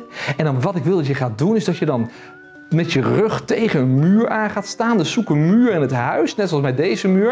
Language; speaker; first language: Dutch; native; Dutch